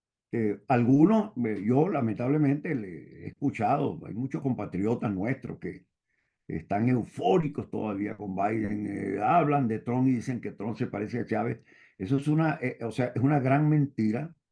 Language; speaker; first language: Spanish; native; Spanish